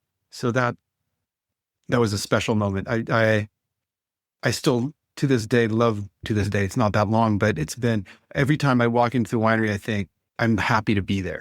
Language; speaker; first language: English; non-native, fluent; French